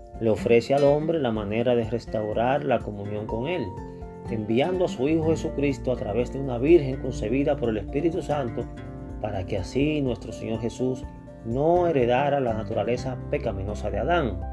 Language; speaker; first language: Spanish; native; Spanish